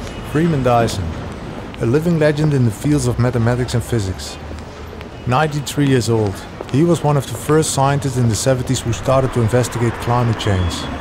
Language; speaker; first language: English; non-native, fluent; Dutch